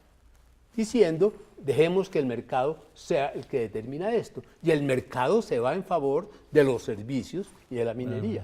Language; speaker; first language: Spanish; native; Spanish